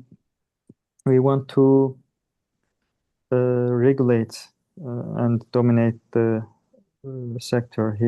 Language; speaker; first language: English; non-native, learner; Turkish